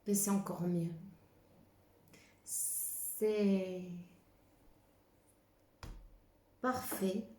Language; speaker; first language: French; non-native, fluent; Spanish